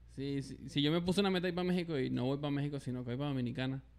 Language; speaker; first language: Spanish; native; Spanish